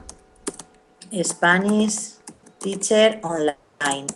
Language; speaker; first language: English; non-native, learner; Spanish